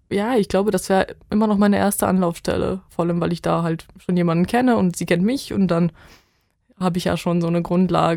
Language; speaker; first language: German; non-native, fluent; Bosnian